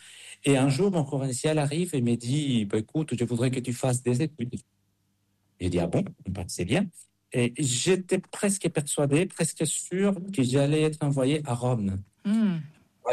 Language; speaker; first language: French; non-native, fluent; Spanish